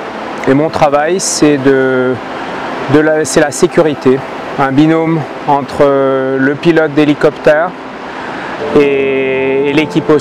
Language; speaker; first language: French; early bilingual, heritage; Finnish